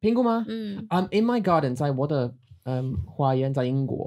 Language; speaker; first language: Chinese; non-native, learner; English